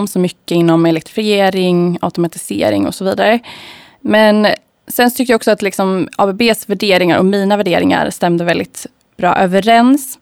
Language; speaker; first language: Swedish; native; Swedish